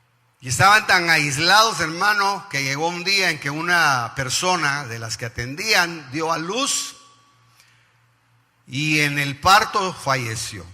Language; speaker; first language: Spanish; native; Spanish